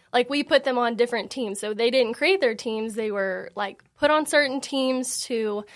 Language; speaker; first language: English; native; English